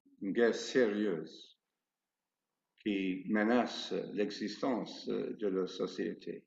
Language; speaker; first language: French; non-native, fluent; English